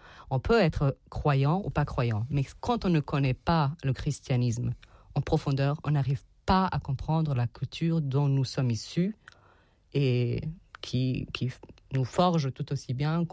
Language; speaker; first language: French; non-native, fluent; Serbian